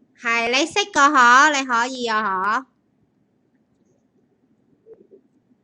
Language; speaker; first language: Chinese; native; Chinese